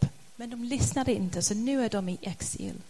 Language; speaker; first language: Swedish; non-native, fluent; English